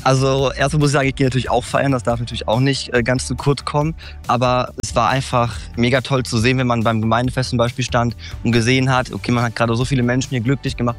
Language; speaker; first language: German; native; German